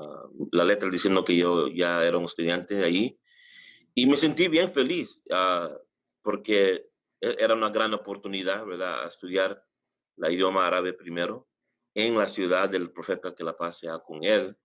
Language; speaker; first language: Spanish; early bilingual, heritage; English